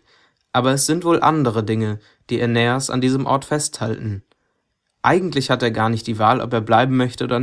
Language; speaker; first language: German; native; German